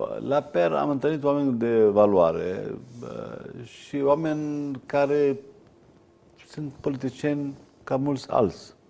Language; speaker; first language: Romanian; non-native, fluent; Arabic